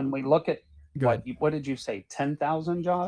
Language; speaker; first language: English; native; English